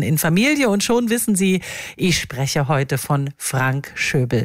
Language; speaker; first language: German; native; German